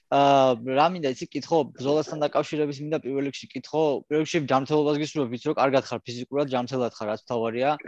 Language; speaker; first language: Georgian; early bilingual, heritage; Georgian